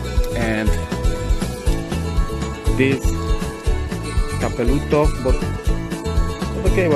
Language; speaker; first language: English; non-native, learner; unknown